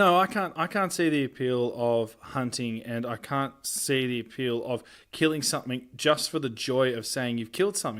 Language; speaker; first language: English; native; English